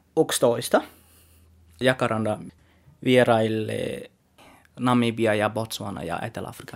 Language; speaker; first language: Finnish; non-native, learner; Tswana